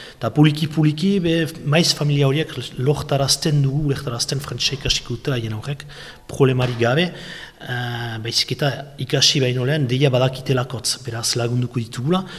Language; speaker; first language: Basque; native; Basque